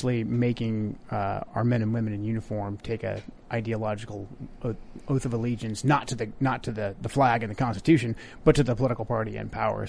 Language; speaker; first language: English; native; English